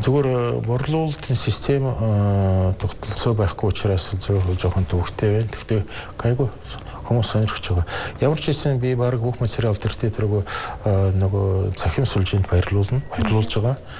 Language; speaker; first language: Mongolian; non-native, fluent; Russian